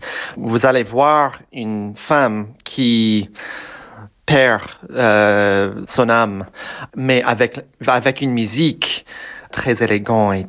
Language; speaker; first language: French; non-native, fluent; English